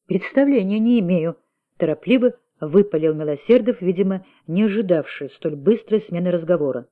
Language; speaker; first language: Russian; native; Russian